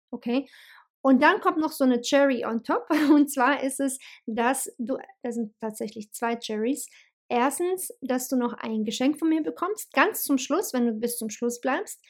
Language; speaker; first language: German; early bilingual, other home language; Bosnian